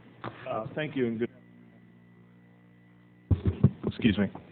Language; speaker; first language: English; native; English